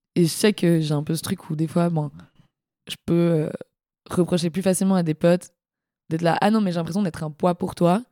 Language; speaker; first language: French; native; French